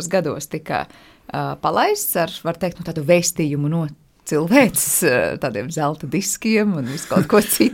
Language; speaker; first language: Latvian; native; Latvian